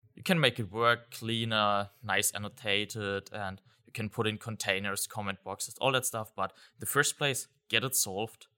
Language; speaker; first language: English; non-native, fluent; German